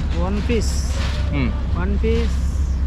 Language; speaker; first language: English; non-native, learner; Bangla